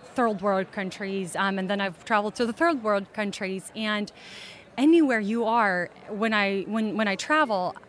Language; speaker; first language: English; early bilingual, other home language; Russian